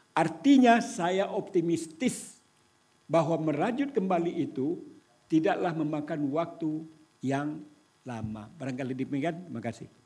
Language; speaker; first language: Indonesian; non-native, local second language; Minangkabau